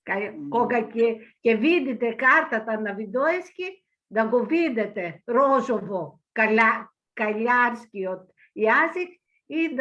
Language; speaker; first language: Macedonian; early bilingual, heritage; Greek